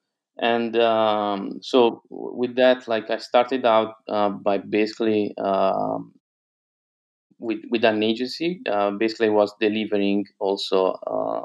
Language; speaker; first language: English; non-native, fluent; Italian